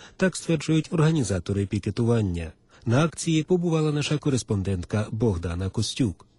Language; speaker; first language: Ukrainian; native; Ukrainian